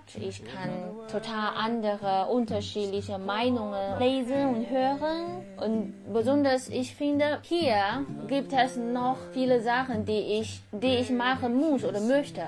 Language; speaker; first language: German; non-native, learner; Chinese